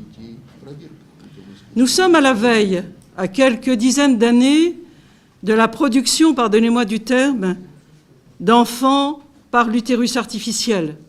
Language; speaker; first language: French; native; French